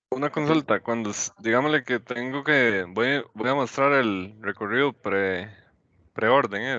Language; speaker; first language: Spanish; native; Spanish